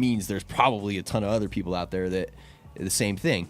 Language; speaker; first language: English; native; English